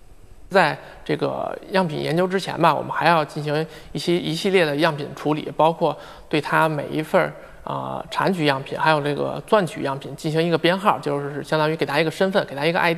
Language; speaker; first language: Chinese; native; Chinese